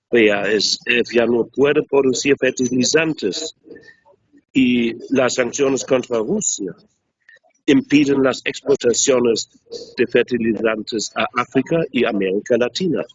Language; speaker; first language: Spanish; non-native, learner; German